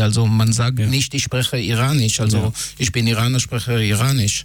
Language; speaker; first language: German; non-native, fluent; Hebrew